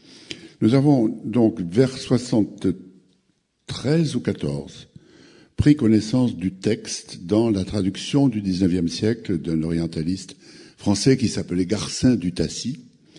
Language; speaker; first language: French; native; French